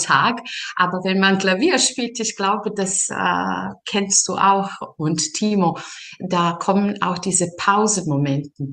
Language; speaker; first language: German; non-native, fluent; Serbian